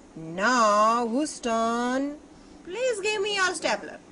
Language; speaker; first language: English; non-native, fluent; Gujarati